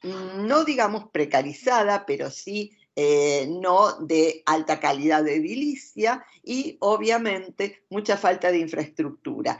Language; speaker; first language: Spanish; native; Spanish